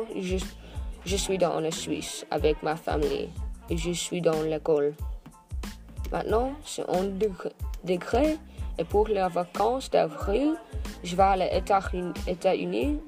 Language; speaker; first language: French; non-native, learner; English